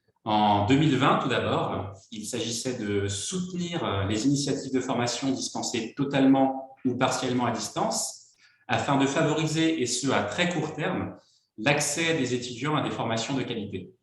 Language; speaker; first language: French; native; French